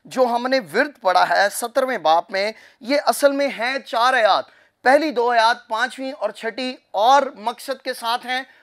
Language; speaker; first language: Urdu; non-native, local second language; Punjabi